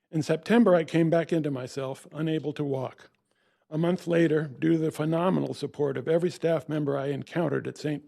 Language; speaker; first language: English; native; English